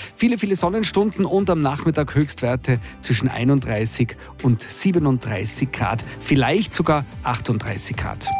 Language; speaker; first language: German; native; German